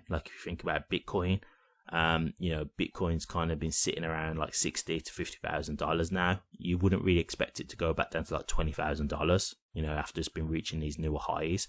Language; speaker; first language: English; native; English